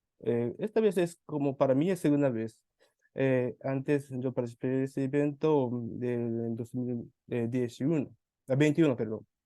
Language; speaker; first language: Spanish; non-native, fluent; Japanese